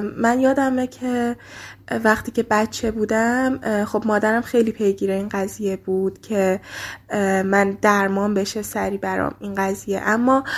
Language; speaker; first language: Persian; native; Persian